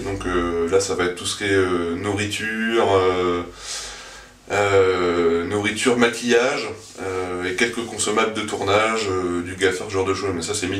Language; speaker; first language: French; native; French